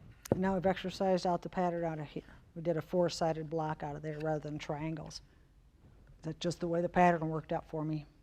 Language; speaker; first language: English; native; English